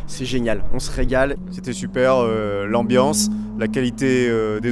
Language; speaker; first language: French; native; French